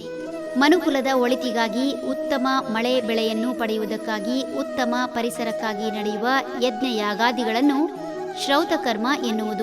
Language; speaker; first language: Kannada; native; Kannada